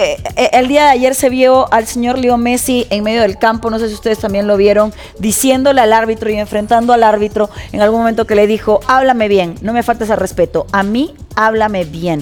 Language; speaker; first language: Spanish; native; Spanish